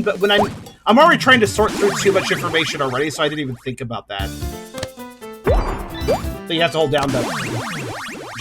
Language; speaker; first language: English; native; English